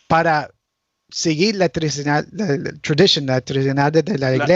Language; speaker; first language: Spanish; early bilingual, heritage; Spanish